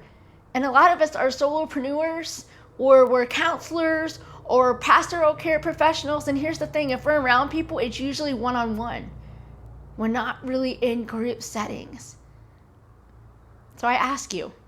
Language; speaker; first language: English; native; English